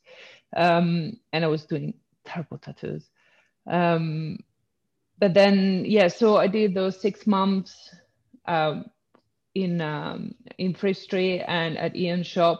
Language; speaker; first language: English; non-native, fluent; Italian